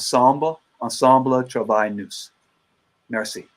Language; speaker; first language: French; non-native, learner; English